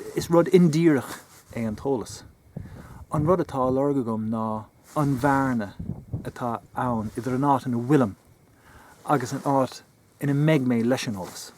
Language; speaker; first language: Irish; non-native, local second language; English